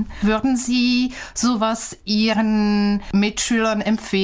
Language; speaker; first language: German; non-native, fluent; Czech